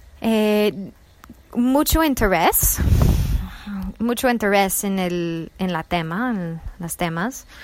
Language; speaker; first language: Spanish; non-native, fluent; English